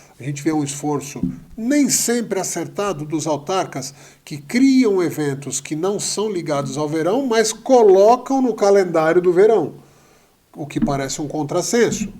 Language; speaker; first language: Portuguese; native; Portuguese